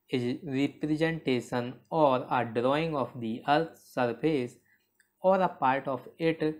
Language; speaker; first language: Hindi; native; Hindi